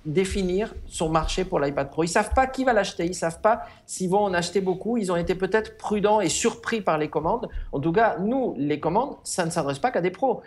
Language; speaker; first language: French; non-native, fluent; Spanish